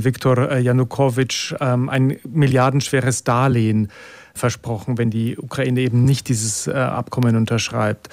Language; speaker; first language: German; native; German